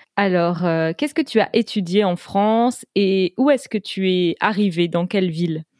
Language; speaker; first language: French; native; French